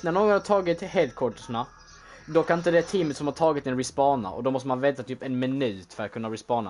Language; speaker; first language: Swedish; native; Swedish